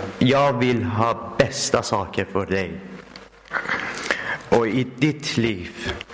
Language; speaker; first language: Swedish; non-native, learner; Persian